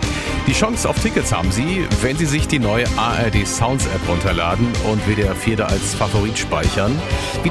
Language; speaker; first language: German; native; German